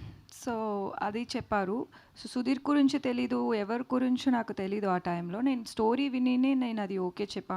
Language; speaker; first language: Telugu; non-native, learner; Tamil